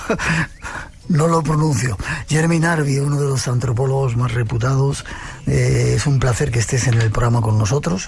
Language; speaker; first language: Spanish; native; Spanish